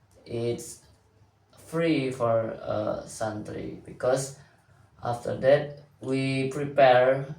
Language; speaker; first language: English; non-native, learner; Indonesian